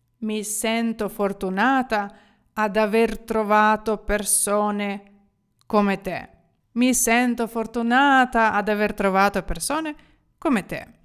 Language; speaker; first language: Italian; non-native, fluent; Ukrainian